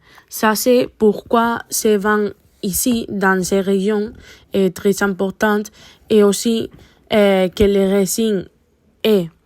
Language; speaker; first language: French; non-native, learner; Spanish